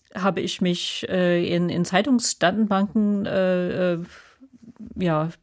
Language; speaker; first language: German; non-native, fluent; English